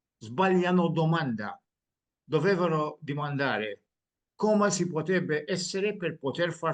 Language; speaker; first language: Italian; non-native, fluent; Maltese